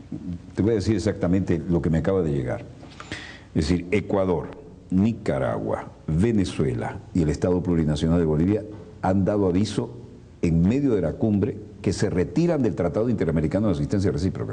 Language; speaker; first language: Spanish; native; Spanish